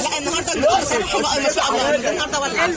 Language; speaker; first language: Arabic; native; Arabic